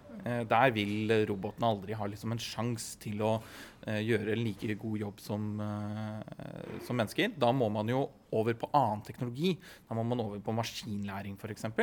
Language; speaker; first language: Norwegian; native; Norwegian